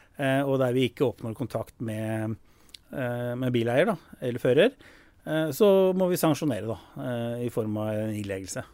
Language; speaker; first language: Norwegian; native; Norwegian